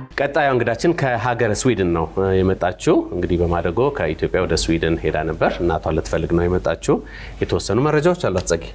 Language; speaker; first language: Amharic; native; Amharic